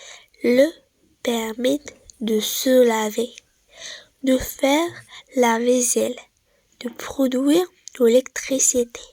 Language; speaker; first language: French; non-native, local second language; Arabic